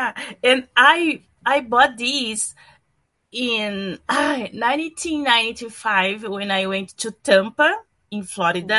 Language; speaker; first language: English; non-native, learner; Portuguese